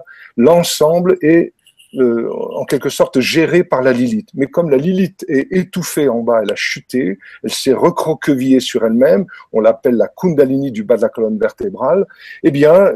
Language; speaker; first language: French; native; French